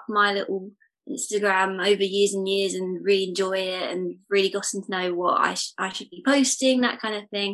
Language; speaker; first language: English; native; English